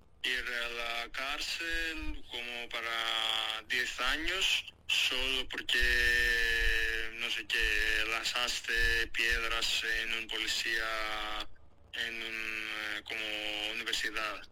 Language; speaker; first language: Spanish; non-native, fluent; Greek